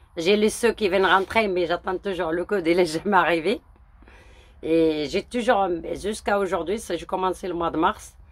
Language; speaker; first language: French; early bilingual, other home language; Arabic